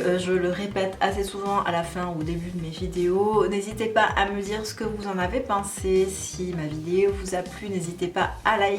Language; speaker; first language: French; native; French